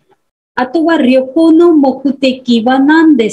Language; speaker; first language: Japanese; non-native, fluent; Marathi